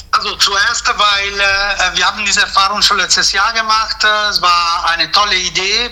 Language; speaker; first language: German; non-native, fluent; Italian